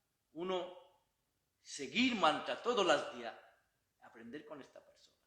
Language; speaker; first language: Spanish; non-native, learner; Bangla